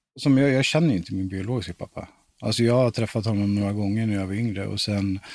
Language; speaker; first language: Swedish; native; Swedish